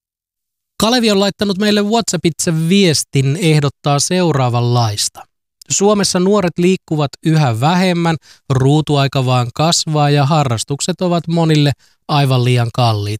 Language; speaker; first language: Finnish; native; Finnish